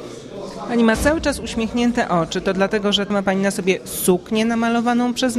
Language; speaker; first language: Polish; native; Polish